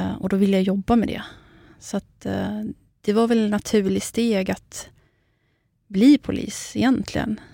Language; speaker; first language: Swedish; early bilingual, other home language; Kurdish